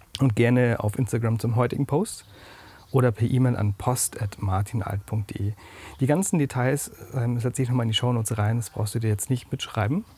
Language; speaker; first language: German; native; German